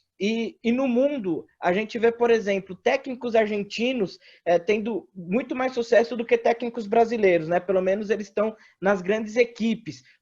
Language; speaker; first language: Portuguese; native; Portuguese